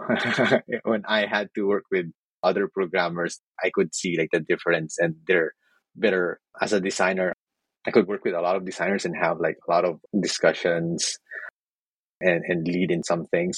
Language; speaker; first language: English; non-native, local second language; Filipino